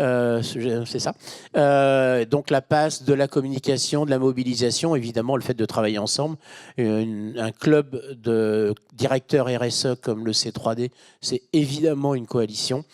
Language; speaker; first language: French; native; French